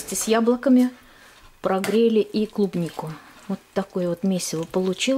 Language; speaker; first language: Russian; native; Russian